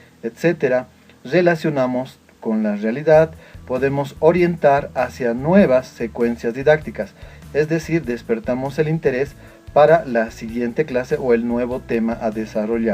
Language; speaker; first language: Spanish; native; Spanish